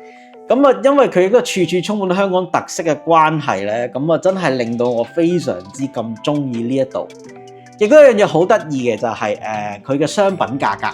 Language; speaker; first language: Cantonese; native; Cantonese